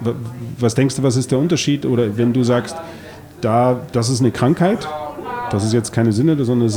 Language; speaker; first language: German; native; German